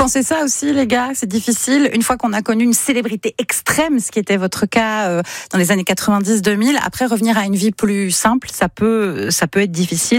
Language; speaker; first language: French; native; French